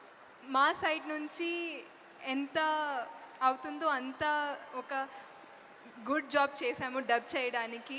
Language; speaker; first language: Telugu; non-native, fluent; Tulu